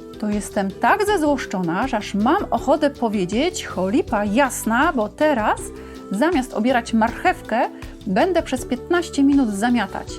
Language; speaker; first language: Polish; native; Polish